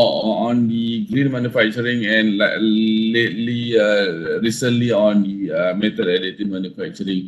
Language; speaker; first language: English; non-native, local second language; Malay